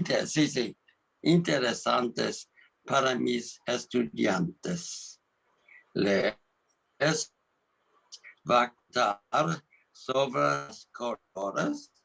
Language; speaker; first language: Spanish; non-native, learner; English